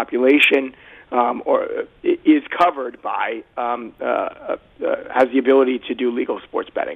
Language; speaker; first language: English; native; English